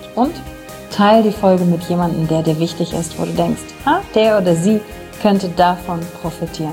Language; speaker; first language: German; native; German